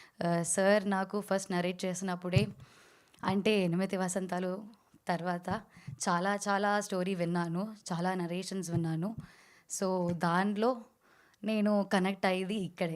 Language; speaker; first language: Telugu; non-native, learner; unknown